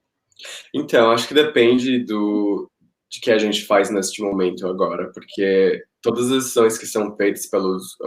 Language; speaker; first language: Portuguese; non-native, fluent; Spanish